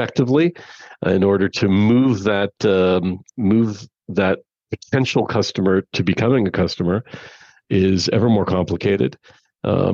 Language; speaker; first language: English; native; English